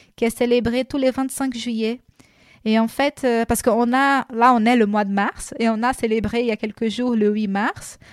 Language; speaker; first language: French; non-native, fluent; Portuguese